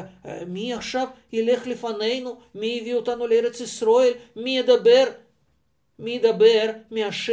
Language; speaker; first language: Hebrew; non-native, fluent; Russian